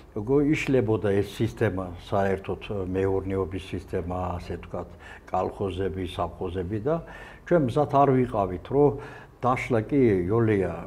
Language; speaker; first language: Georgian; non-native, local second language; Azerbaijani